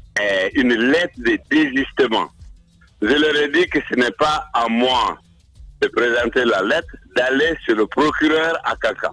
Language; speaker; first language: French; non-native, local second language; Mandingo